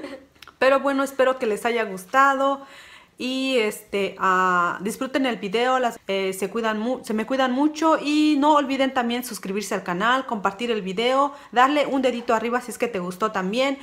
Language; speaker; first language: Spanish; native; Spanish